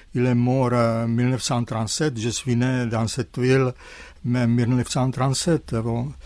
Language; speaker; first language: French; non-native, fluent; Czech